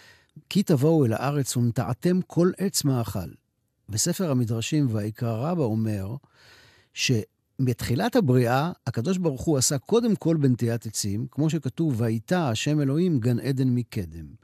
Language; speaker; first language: Hebrew; native; Hebrew